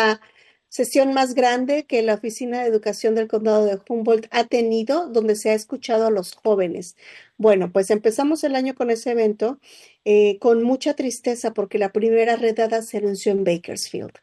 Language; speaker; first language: Spanish; native; Spanish